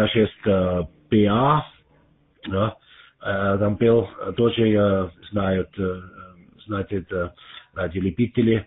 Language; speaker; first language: Russian; non-native, learner; German